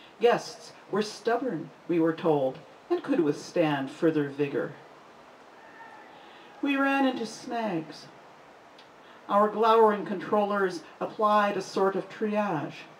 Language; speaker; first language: English; native; English